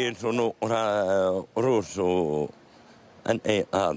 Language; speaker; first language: Italian; non-native, learner; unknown